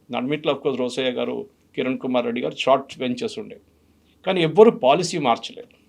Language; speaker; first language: Telugu; non-native, fluent; Malayalam